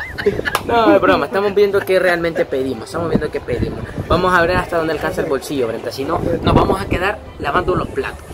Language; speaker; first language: Spanish; native; Spanish